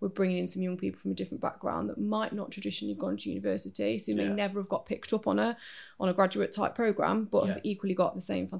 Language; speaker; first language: English; native; English